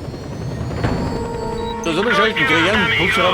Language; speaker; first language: German; native; German